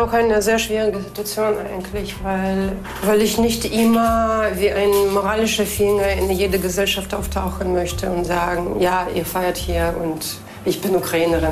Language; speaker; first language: German; non-native, fluent; Russian